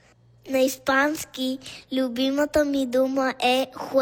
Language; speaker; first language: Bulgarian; early bilingual, heritage; Bulgarian